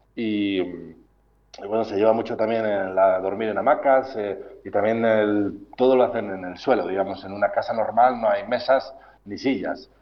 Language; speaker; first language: Spanish; native; Spanish